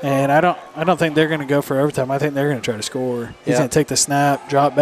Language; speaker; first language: English; native; English